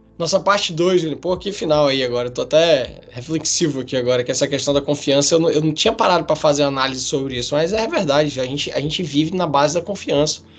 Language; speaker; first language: Portuguese; native; Portuguese